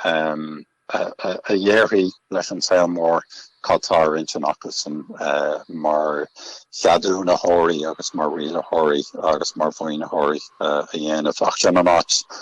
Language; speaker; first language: Irish; native; Irish